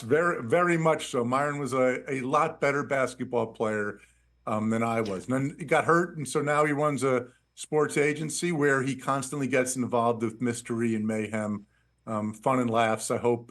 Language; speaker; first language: English; native; English